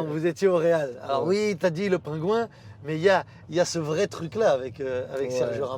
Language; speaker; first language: French; native; French